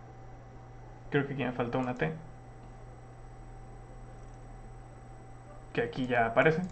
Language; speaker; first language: Spanish; native; Spanish